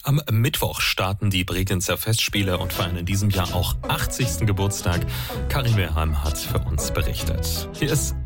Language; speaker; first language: German; native; German